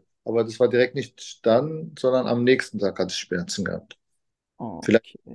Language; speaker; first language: German; non-native, fluent; Turkish